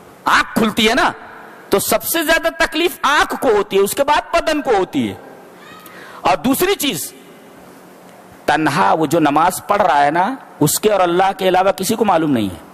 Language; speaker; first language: Urdu; native; Urdu